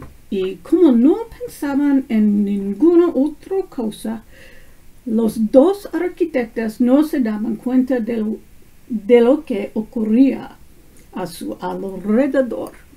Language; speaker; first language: Spanish; non-native, learner; English